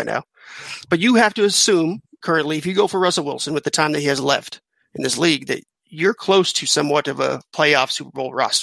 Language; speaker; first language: English; native; English